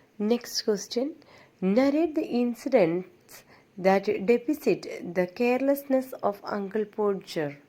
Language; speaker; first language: English; non-native, local second language; Malayalam